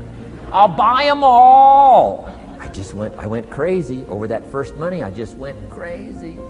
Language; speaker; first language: English; native; English